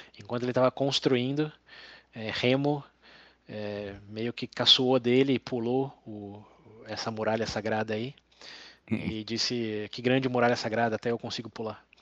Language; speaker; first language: Portuguese; native; Portuguese